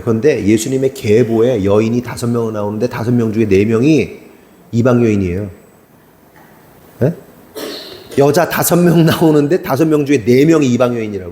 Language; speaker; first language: Korean; native; Korean